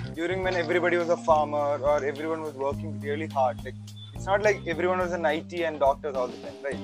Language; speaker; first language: English; non-native, local second language; Malayalam